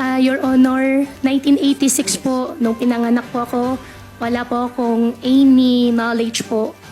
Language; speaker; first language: Filipino; native; Filipino